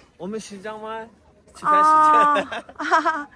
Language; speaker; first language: Chinese; non-native, local second language; Uyghur